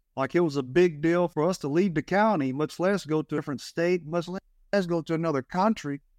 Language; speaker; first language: English; native; English